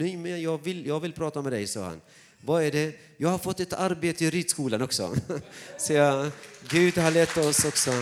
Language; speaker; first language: Swedish; non-native, fluent; Arabic